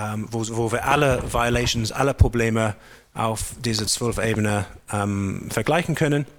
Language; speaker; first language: German; non-native, fluent; English